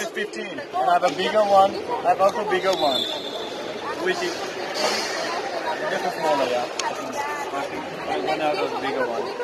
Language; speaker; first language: English; non-native, local second language; Tibetan